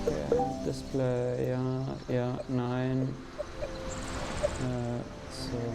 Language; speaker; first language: German; native; German